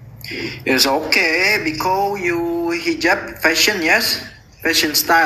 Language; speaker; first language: English; non-native, learner; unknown